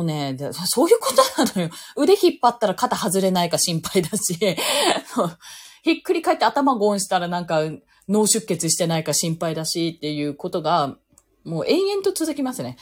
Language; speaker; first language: Japanese; native; Japanese